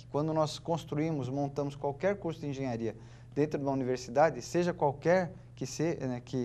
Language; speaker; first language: Portuguese; native; Portuguese